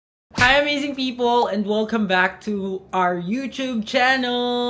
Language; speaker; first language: English; non-native, local second language; Filipino